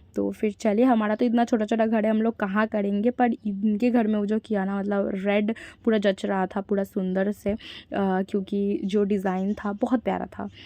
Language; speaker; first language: Hindi; non-native, local second language; Bangla